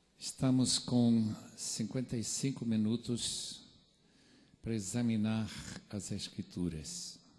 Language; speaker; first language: Portuguese; non-native, fluent; English